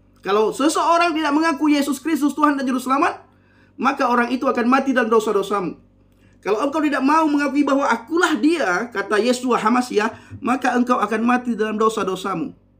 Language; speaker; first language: Indonesian; non-native, local second language; Achinese